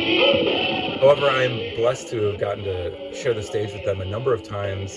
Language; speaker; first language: English; native; English